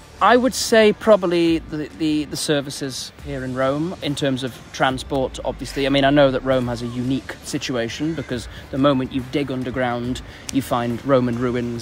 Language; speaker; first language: English; native; English